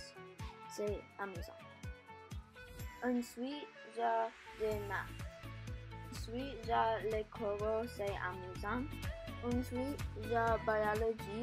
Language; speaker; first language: French; non-native, learner; English